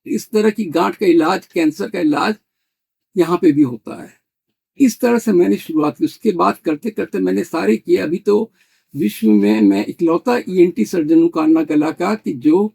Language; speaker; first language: Hindi; native; Hindi